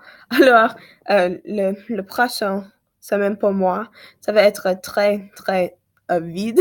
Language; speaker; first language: French; non-native, learner; English